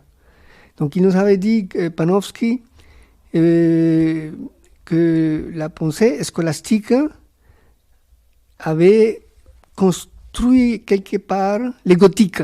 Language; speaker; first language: French; non-native, fluent; Spanish